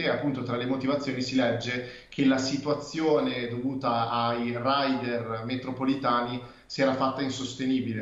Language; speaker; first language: Italian; native; Italian